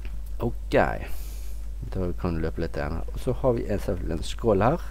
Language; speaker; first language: Norwegian; native; Norwegian